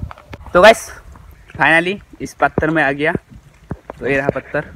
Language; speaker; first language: Hindi; non-native, local second language; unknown